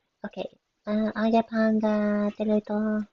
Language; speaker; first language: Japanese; non-native, learner; English